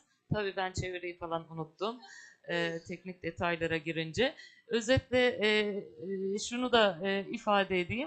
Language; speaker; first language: Turkish; native; Turkish